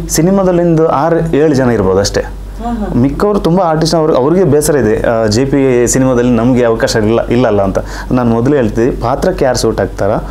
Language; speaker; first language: Kannada; non-native, local second language; Tulu